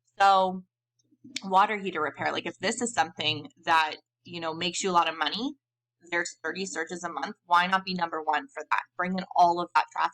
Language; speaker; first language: English; native; English